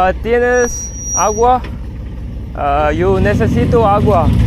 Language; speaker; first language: Spanish; non-native, learner; Korean